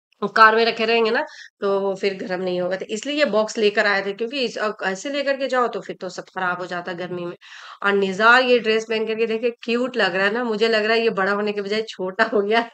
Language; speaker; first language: Hindi; native; Hindi